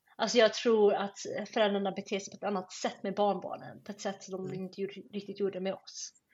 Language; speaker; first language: Swedish; early bilingual, other home language; Chinese